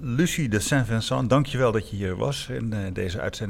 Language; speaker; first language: Dutch; native; Dutch